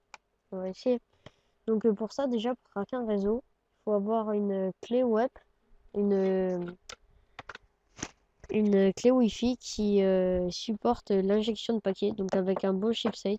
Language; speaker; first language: French; native; French